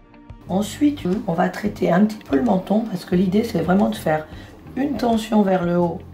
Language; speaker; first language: French; native; French